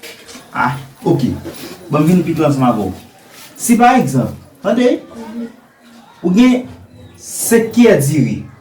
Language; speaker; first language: French; non-native, local second language; Haitian Creole